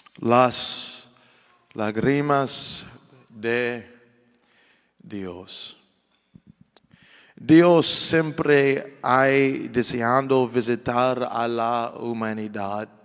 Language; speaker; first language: Spanish; non-native, learner; English